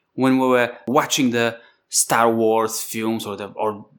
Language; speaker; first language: English; non-native, fluent; Bulgarian